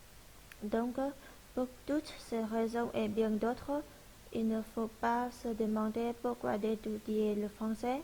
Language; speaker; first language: French; non-native, learner; Vietnamese